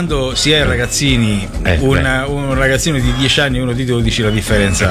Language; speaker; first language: Italian; native; Italian